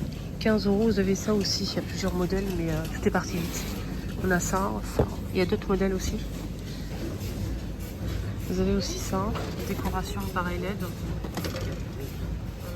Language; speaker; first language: French; native; French